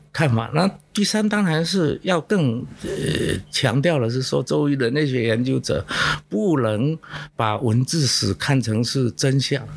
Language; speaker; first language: Chinese; non-native, local second language; Min Nan Chinese